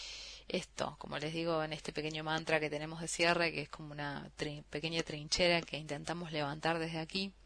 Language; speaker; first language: Spanish; native; Spanish